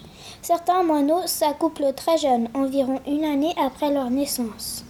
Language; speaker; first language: French; native; French